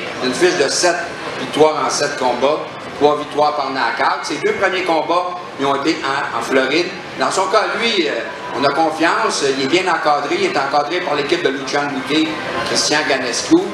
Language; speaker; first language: French; native; French